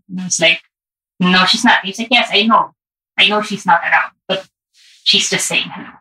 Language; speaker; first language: English; non-native, local second language; Filipino